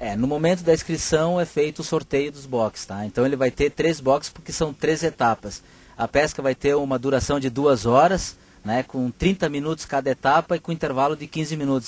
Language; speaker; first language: Portuguese; native; Portuguese